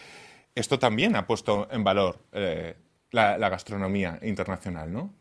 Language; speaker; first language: Spanish; native; Spanish